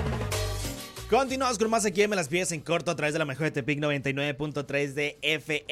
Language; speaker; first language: Spanish; native; Spanish